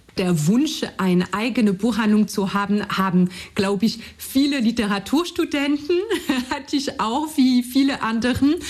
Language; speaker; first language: German; non-native, fluent; French